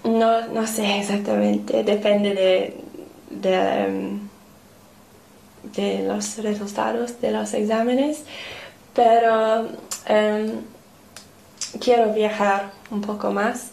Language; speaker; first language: Spanish; non-native, learner; English